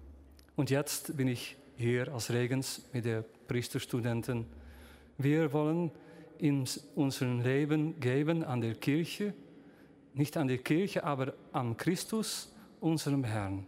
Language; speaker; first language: German; non-native, learner; Dutch